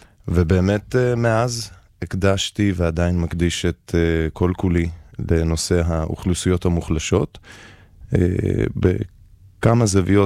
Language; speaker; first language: Hebrew; early bilingual, other home language; Russian